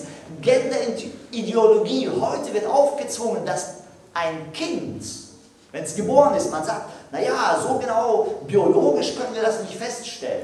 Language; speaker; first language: German; non-native, fluent; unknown